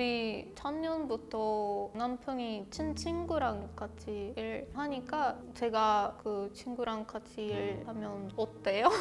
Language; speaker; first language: Korean; non-native, learner; Russian